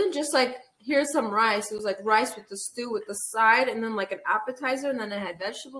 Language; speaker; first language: English; early bilingual, other home language; Armenian